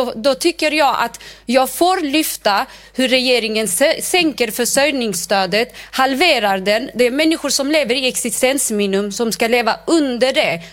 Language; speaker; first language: Swedish; early bilingual, other home language; Arabic